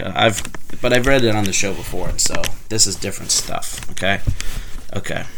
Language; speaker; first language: English; native; English